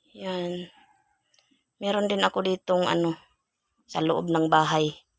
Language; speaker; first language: Filipino; non-native, local second language; Cebuano